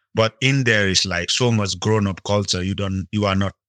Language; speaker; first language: English; non-native, local second language; Nepali